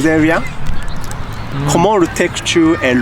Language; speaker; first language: French; non-native, learner; Japanese